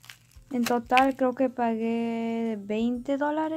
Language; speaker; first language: Spanish; early bilingual, heritage; Spanish